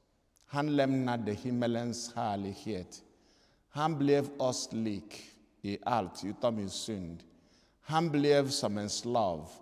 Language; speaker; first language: Swedish; non-native, fluent; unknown